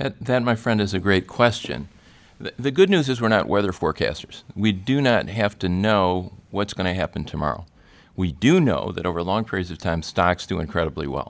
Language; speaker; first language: English; native; English